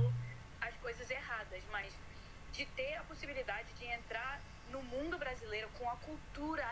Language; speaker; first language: Portuguese; early bilingual, heritage; Portuguese